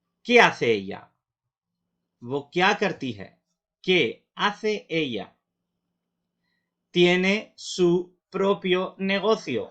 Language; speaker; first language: Spanish; non-native, fluent; Urdu